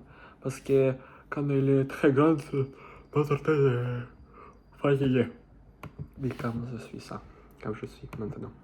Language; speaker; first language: French; non-native, learner; Russian